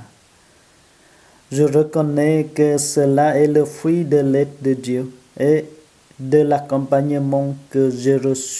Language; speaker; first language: French; non-native, fluent; Vietnamese